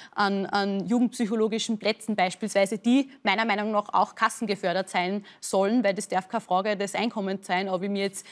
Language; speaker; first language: German; native; German